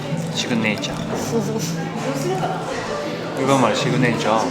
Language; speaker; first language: Korean; non-native, fluent; Japanese